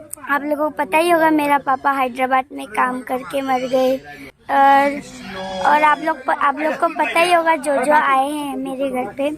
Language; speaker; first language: Hindi; non-native, local second language; Mising